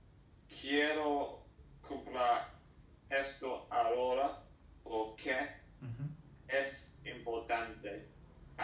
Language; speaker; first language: Spanish; non-native, learner; English